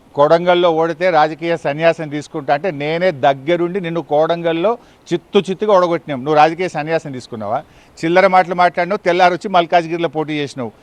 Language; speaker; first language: Telugu; native; Telugu